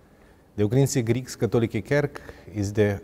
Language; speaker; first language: Dutch; non-native, fluent; Ukrainian